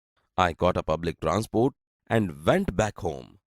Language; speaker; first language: English; non-native, local second language; Gujarati